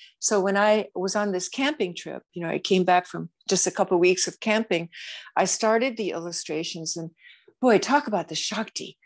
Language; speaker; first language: English; native; English